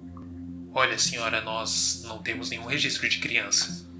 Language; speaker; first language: Portuguese; native; Portuguese